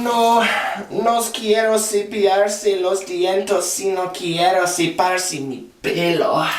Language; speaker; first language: Spanish; non-native, learner; English